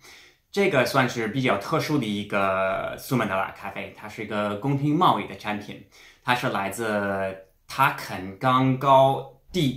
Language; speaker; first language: Chinese; non-native, fluent; English